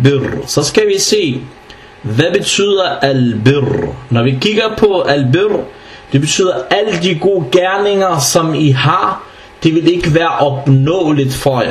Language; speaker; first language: Danish; non-native, fluent; Arabic